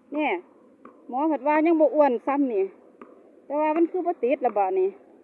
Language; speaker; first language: Thai; native; Thai